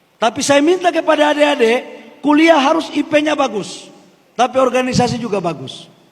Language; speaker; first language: Indonesian; native; Indonesian